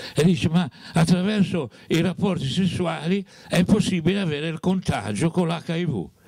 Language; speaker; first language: Italian; native; Italian